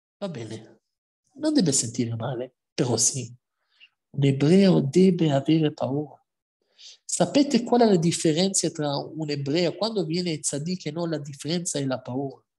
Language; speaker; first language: Italian; non-native, fluent; Hebrew